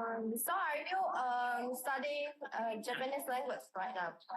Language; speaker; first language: English; non-native, learner; Indonesian